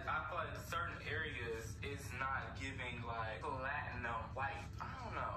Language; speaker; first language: English; native; English